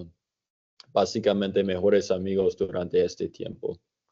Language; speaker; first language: Spanish; non-native, fluent; English